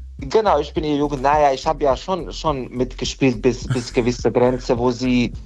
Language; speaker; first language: German; non-native, fluent; Bosnian